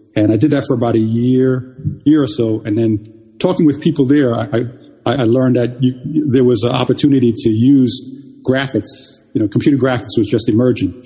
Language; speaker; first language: English; early bilingual, other home language; Jamaican Creole English